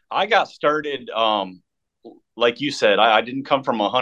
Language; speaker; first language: English; native; English